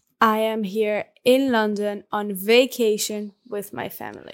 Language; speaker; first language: English; non-native, learner; Spanish